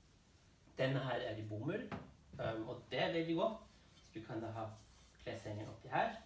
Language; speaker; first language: Norwegian; non-native, fluent; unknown